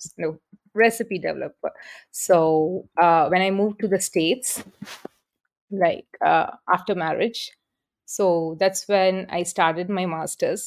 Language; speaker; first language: English; non-native, local second language; Tamil